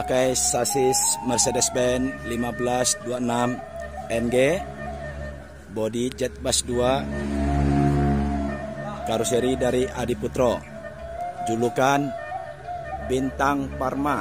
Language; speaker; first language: Indonesian; native; Indonesian